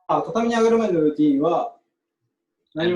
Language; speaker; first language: Japanese; native; Japanese